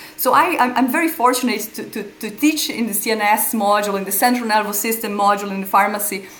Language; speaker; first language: English; non-native, fluent; Portuguese